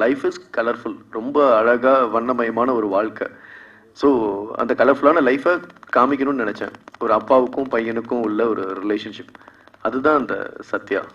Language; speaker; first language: Tamil; non-native, fluent; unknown